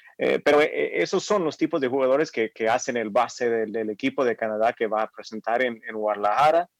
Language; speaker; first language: Spanish; non-native, fluent; English